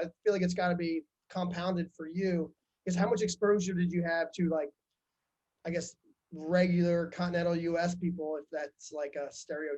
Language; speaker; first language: English; native; English